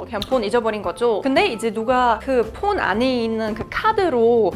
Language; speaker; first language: Korean; non-native, fluent; German